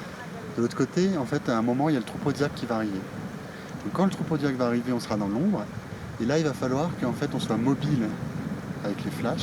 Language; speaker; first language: French; native; French